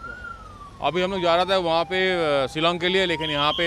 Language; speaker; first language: Hindi; non-native, local second language; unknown